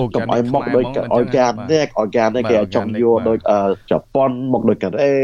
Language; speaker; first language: Khmer; early bilingual, heritage; Khmer